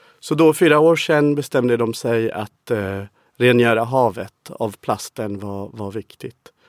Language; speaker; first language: Swedish; non-native, fluent; English